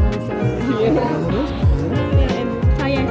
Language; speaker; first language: English; non-native, learner; Japanese